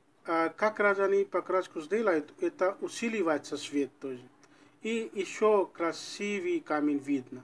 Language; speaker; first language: Russian; non-native, learner; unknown